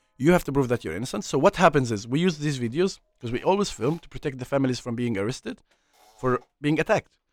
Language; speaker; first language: English; non-native, fluent; Arabic